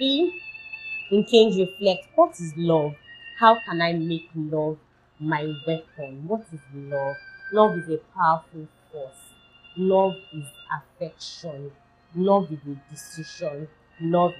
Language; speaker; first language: English; non-native, local second language; Yoruba